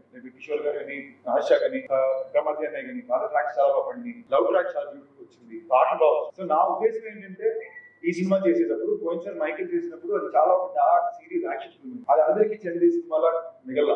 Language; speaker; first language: Telugu; native; Telugu